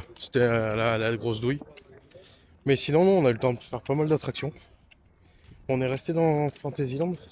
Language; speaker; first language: French; native; French